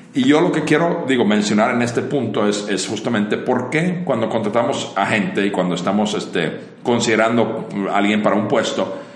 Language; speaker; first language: Spanish; non-native, fluent; Finnish